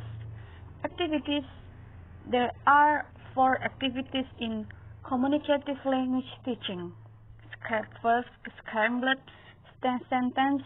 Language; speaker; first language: English; non-native, learner; Indonesian